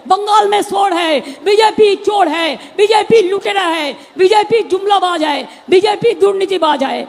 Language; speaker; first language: Hindi; non-native, local second language; Bangla